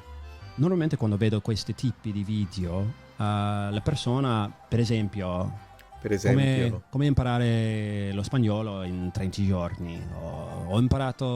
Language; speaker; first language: Italian; non-native, fluent; English